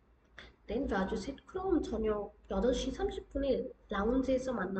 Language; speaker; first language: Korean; non-native, fluent; Hindi